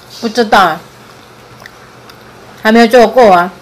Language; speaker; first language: Chinese; non-native, learner; Indonesian